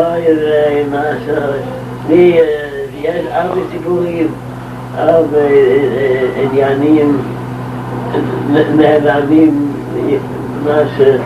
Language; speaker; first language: Hebrew; non-native, local second language; Yiddish